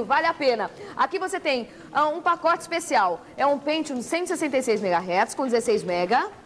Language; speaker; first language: Portuguese; native; Portuguese